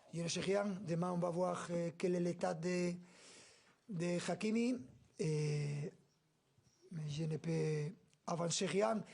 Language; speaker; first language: French; non-native, fluent; Spanish